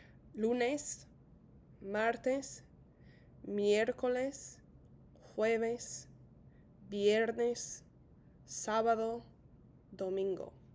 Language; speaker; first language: Spanish; non-native, fluent; English